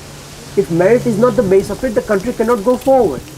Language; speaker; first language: English; early bilingual, heritage; Gujarati